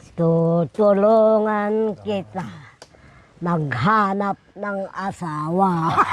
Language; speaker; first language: Filipino; native; Filipino